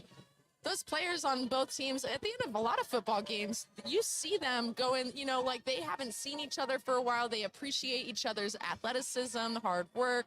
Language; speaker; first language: English; native; English